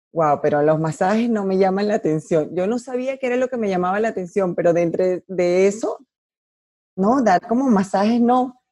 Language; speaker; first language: Spanish; native; Spanish